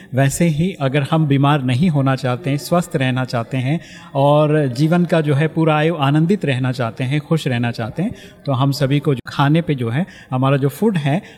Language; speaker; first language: Hindi; native; Hindi